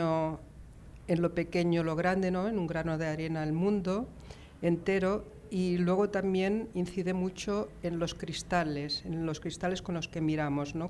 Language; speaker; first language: Spanish; native; Spanish